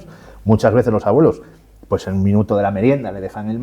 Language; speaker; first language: Spanish; native; Spanish